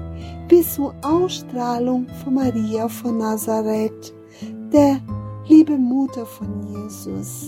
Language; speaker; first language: German; non-native, fluent; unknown